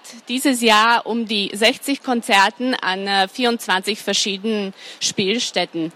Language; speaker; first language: German; non-native, fluent; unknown